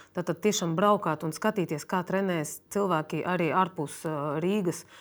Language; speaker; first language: Latvian; non-native, fluent; Russian